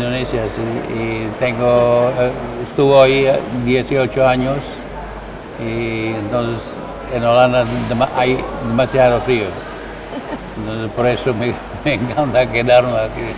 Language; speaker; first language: Spanish; non-native, learner; Dutch